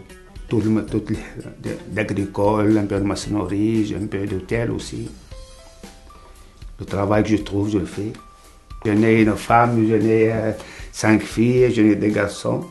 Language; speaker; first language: French; non-native, learner; Arabic